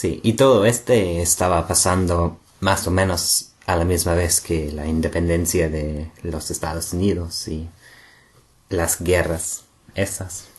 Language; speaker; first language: Spanish; non-native, fluent; English